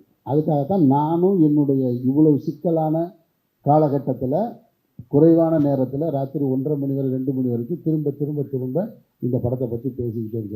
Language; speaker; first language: Tamil; native; Tamil